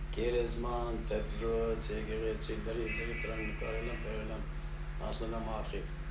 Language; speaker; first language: Armenian; early bilingual, heritage; Armenian